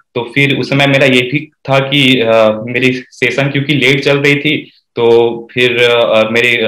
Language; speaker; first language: Hindi; native; Hindi